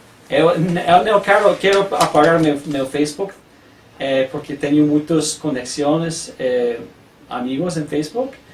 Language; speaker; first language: Portuguese; non-native, learner; English